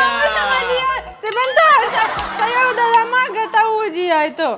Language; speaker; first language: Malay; non-native, learner; Russian